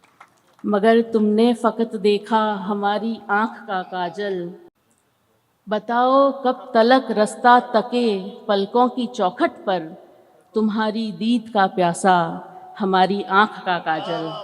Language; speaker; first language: Hindi; native; Hindi